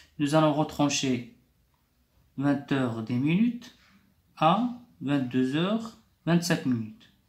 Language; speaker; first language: French; non-native, local second language; Arabic